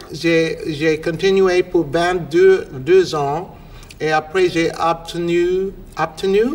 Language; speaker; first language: French; non-native, learner; English